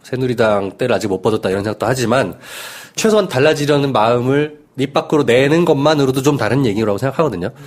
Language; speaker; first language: Korean; native; Korean